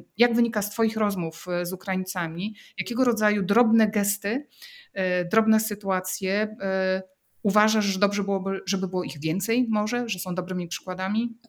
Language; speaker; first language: Polish; native; Polish